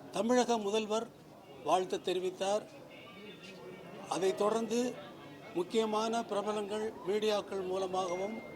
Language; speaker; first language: Tamil; native; Tamil